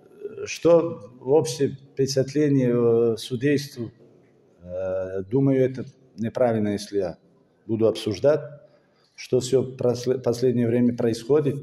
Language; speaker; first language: Russian; non-native, fluent; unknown